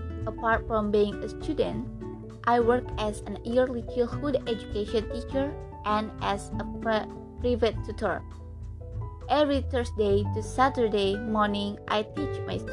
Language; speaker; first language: English; non-native, learner; Indonesian